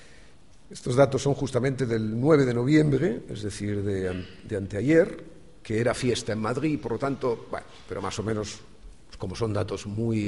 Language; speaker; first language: Spanish; native; Spanish